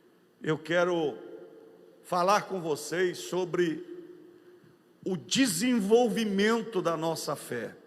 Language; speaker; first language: Portuguese; native; Portuguese